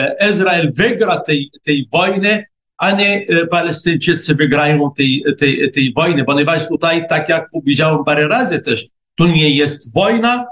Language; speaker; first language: Polish; non-native, fluent; Arabic